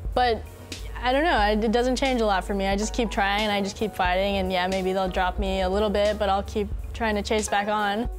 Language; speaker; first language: English; native; English